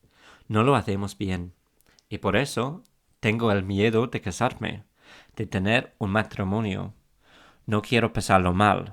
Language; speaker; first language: Spanish; non-native, fluent; English